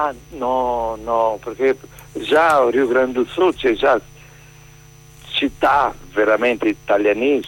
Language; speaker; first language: Italian; non-native, fluent; Portuguese